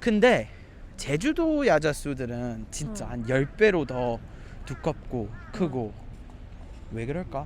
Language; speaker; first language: Korean; non-native, fluent; English